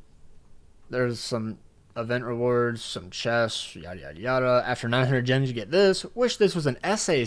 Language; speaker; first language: English; native; English